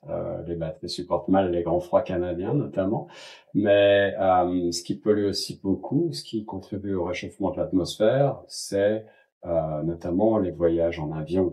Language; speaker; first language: French; native; French